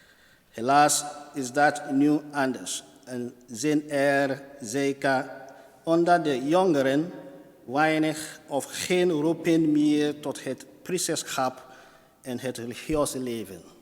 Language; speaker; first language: Dutch; non-native, fluent; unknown